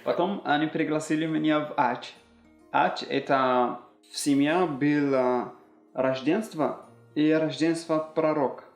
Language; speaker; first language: Russian; non-native, learner; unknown